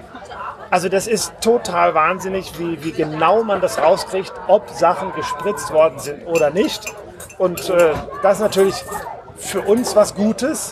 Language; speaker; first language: German; native; German